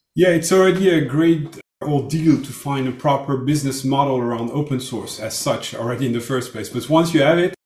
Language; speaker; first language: English; non-native, fluent; French